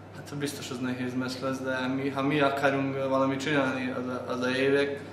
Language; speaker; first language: Hungarian; non-native, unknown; Serbian